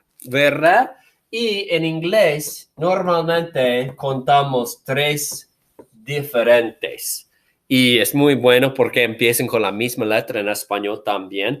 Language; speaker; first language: Spanish; non-native, fluent; English